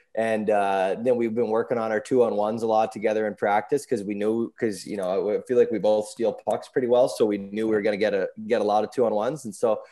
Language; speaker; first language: English; native; English